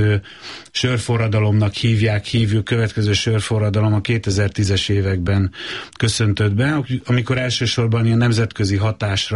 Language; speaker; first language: Hungarian; native; Hungarian